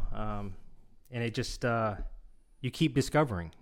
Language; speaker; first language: English; non-native, fluent; Korean